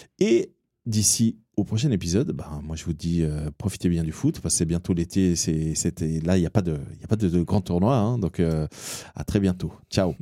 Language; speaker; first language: French; early bilingual, other home language; Portuguese